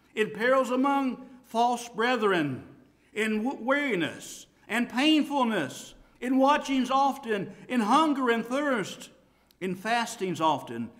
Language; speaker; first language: English; native; English